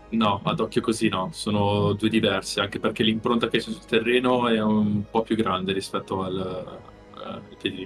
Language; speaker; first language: Italian; native; Italian